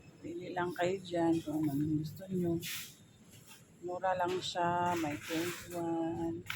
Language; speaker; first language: Filipino; native; Filipino